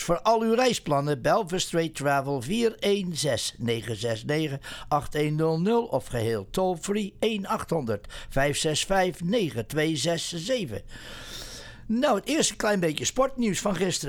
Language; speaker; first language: Dutch; native; Dutch